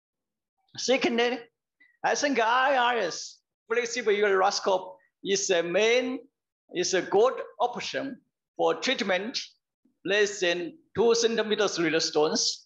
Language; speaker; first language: English; non-native, learner; Chinese